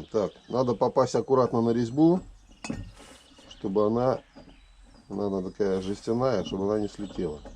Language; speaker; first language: Russian; native; Russian